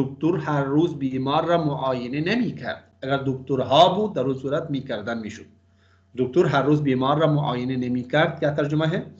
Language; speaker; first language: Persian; non-native, fluent; Urdu